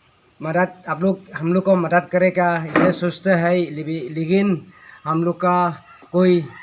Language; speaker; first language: Hindi; non-native, local second language; Khasi